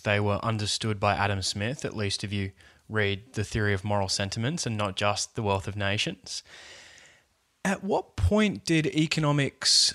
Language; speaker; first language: English; native; English